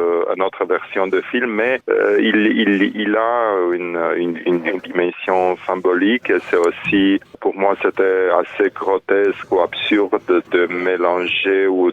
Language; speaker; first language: French; non-native, fluent; Romanian